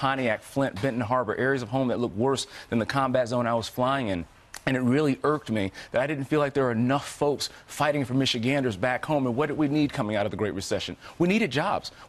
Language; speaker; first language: English; native; English